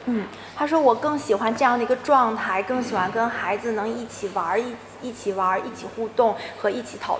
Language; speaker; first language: Chinese; native; Chinese